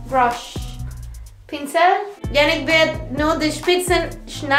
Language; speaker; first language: German; non-native, learner; Spanish